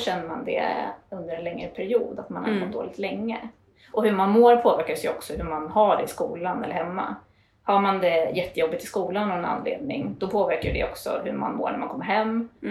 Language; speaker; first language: Swedish; native; Swedish